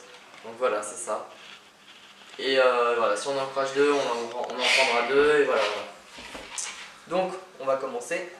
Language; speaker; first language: French; native; French